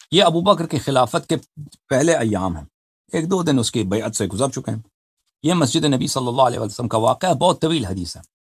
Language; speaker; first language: Urdu; non-native, fluent; Persian